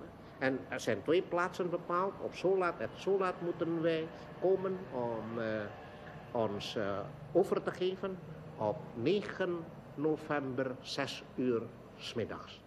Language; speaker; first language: Dutch; non-native, local second language; Indonesian